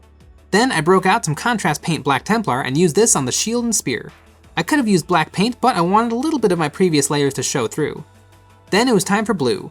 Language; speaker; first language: English; native; English